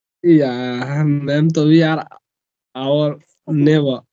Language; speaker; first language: English; non-native, local second language; Hindi